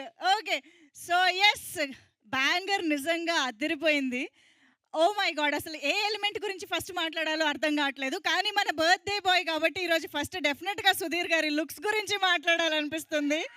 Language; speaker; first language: Telugu; native; Telugu